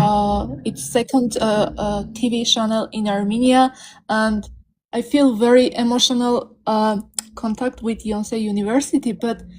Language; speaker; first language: English; non-native, learner; Armenian